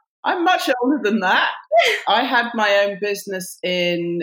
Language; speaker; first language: English; native; English